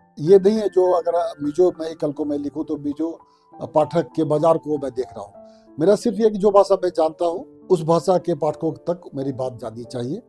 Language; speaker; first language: Hindi; non-native, local second language; Maithili